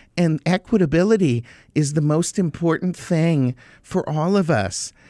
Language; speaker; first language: English; native; English